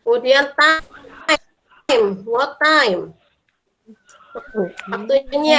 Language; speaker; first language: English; non-native, fluent; Indonesian